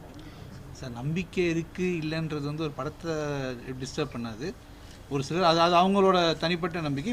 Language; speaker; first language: Tamil; native; Tamil